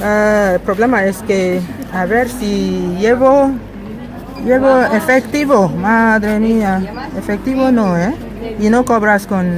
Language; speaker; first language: Spanish; non-native, fluent; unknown